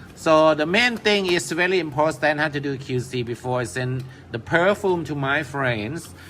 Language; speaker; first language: English; non-native, learner; Thai